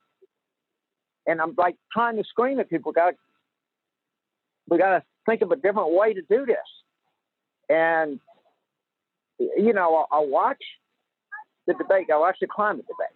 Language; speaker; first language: English; native; English